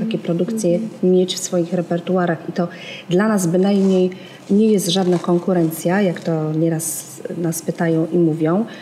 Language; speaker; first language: Polish; native; Polish